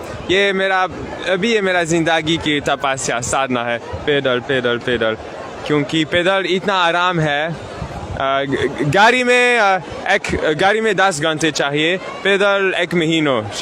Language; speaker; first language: Hindi; non-native, learner; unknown